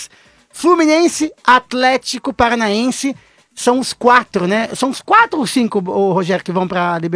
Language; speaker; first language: Portuguese; native; Portuguese